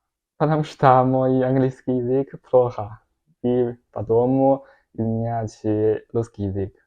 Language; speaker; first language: Russian; non-native, learner; Chinese